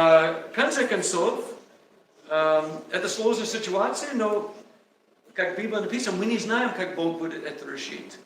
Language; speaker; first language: Russian; non-native, learner; English